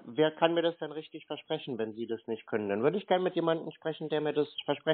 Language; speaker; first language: German; native; German